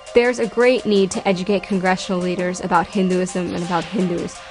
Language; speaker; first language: English; native; English